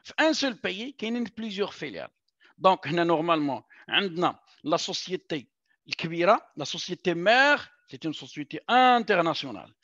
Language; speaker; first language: French; non-native, local second language; Arabic